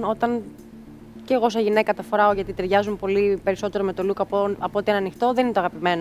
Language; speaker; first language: Greek; native; Greek